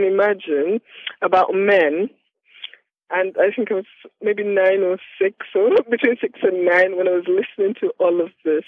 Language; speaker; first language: English; non-native, local second language; Yoruba